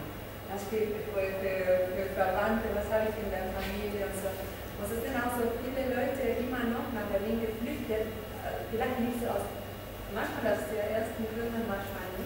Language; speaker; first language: German; non-native, fluent; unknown